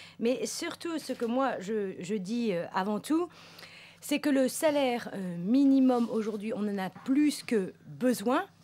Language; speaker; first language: French; native; French